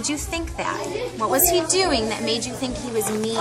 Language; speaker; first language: English; native; English